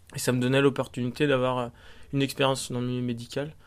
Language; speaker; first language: French; native; French